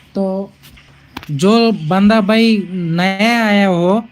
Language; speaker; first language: Hindi; non-native, local second language; Bangla